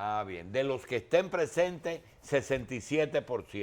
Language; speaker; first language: Spanish; native; Spanish